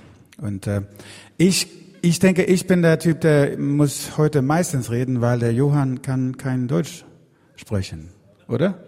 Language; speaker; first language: German; non-native, fluent; Swedish